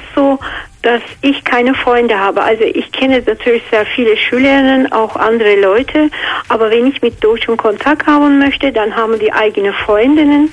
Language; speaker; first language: German; non-native, fluent; Georgian